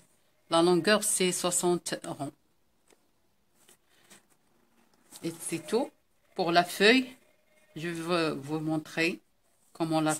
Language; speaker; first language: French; non-native, local second language; Arabic